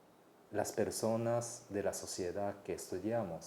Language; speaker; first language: Spanish; non-native, fluent; Japanese